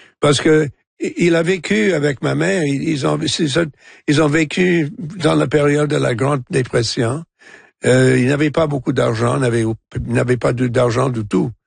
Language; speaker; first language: French; non-native, local second language; English